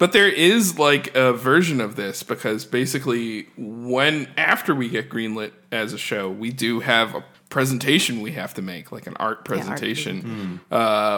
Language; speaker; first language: English; native; English